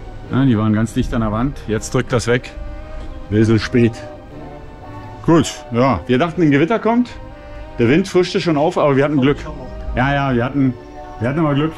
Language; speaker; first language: German; native; German